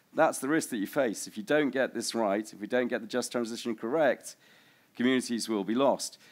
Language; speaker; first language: English; native; English